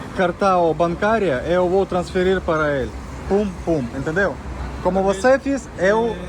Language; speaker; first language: Portuguese; non-native, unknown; Russian